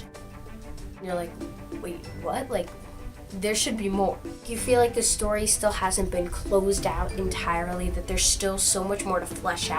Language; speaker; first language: English; native; English